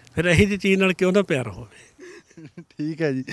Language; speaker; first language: Punjabi; native; Punjabi